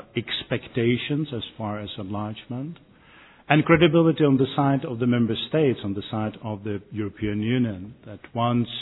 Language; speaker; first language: English; non-native, fluent; Czech